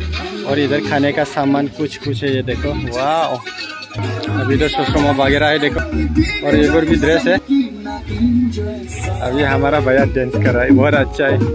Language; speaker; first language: Hindi; non-native, local second language; Bodo